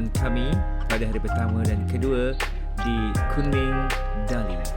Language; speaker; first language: Malay; native; Malay